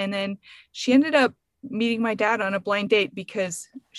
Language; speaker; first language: English; native; English